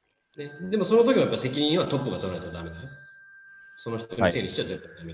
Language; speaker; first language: Japanese; native; Japanese